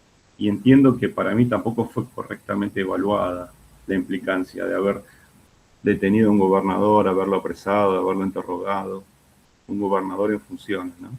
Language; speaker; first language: Spanish; native; Spanish